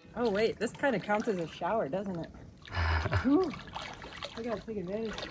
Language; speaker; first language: English; native; English